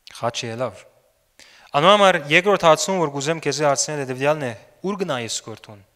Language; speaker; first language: Armenian; early bilingual, heritage; Armenian